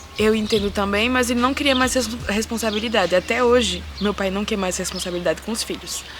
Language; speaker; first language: Portuguese; early bilingual, heritage; Portuguese